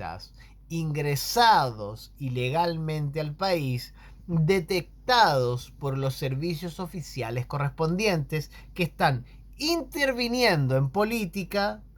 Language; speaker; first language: Spanish; native; Spanish